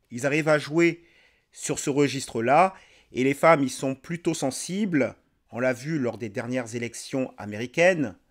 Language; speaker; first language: French; native; French